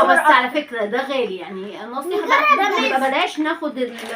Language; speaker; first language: Arabic; native; Arabic